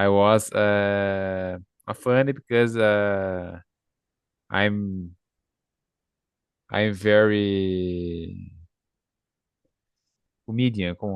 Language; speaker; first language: English; non-native, learner; Portuguese